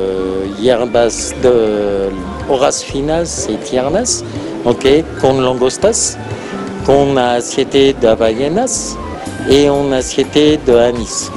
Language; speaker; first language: Spanish; non-native, fluent; French